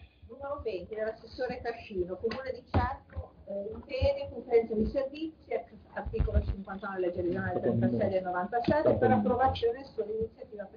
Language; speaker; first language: Italian; native; Italian